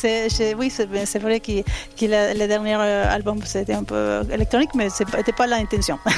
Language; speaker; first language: French; non-native, fluent; Spanish